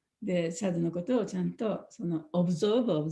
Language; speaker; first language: Japanese; native; Japanese